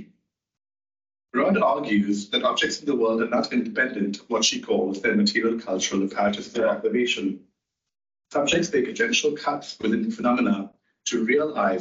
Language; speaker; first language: English; non-native, local second language; Hindi